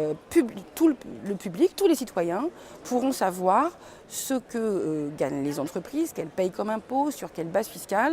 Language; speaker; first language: French; native; French